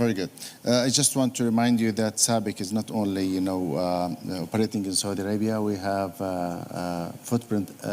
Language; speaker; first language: English; non-native, fluent; Arabic